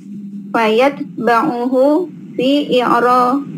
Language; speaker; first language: Arabic; non-native, learner; Indonesian